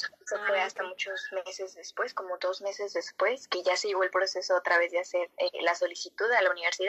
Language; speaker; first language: Spanish; native; Spanish